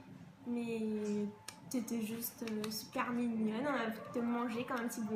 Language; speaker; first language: French; native; French